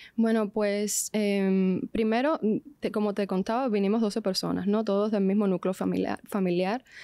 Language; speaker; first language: Spanish; native; Spanish